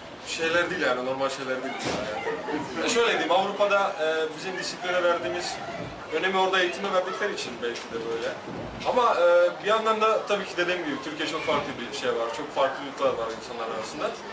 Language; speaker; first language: Turkish; non-native, fluent; Slovak